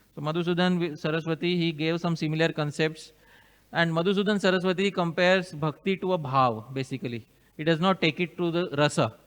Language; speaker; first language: English; non-native, local second language; Hindi